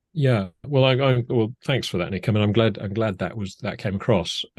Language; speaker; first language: English; native; English